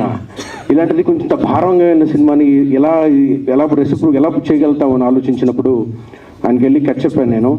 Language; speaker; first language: Telugu; native; Telugu